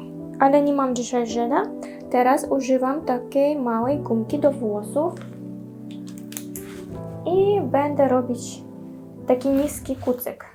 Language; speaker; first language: Polish; non-native, learner; Russian